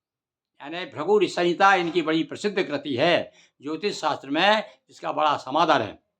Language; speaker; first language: Hindi; native; Hindi